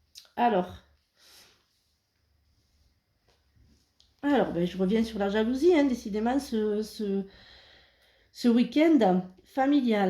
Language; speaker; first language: French; native; French